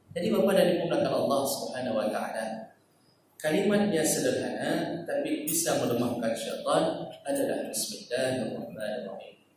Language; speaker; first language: Malay; non-native, local second language; Achinese